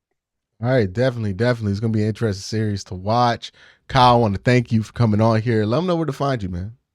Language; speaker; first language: English; native; English